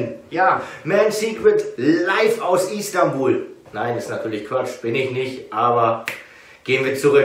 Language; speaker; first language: German; native; German